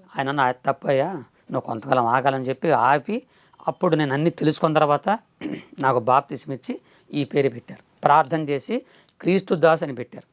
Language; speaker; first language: Telugu; non-native, local second language; Koya